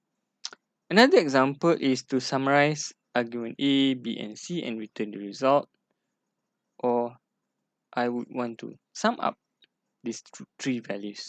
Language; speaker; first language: English; non-native, local second language; Malay